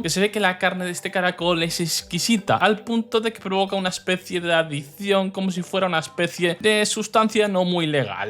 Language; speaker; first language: Spanish; native; Spanish